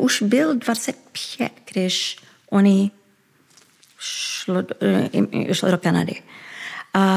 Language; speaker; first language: Czech; early bilingual, heritage; Czech